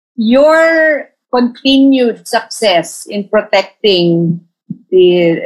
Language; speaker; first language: English; non-native, local second language; Tausug